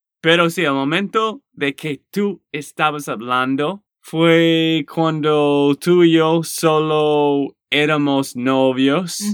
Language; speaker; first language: Spanish; non-native, learner; English